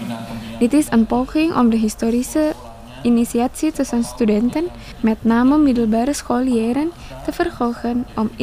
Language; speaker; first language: Dutch; non-native, fluent; Indonesian